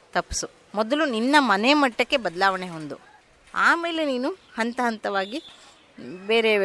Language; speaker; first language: Kannada; native; Kannada